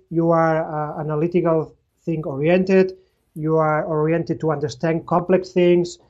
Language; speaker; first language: English; non-native, fluent; Spanish